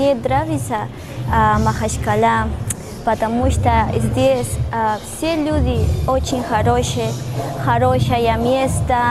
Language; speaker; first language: Russian; non-native, learner; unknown